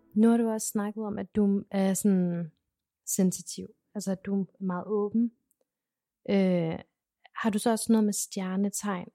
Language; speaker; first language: Danish; native; Danish